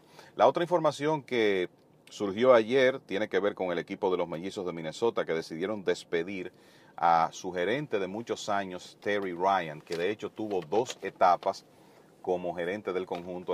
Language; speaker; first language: Spanish; native; Spanish